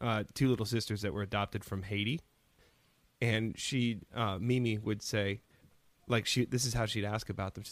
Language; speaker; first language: English; native; English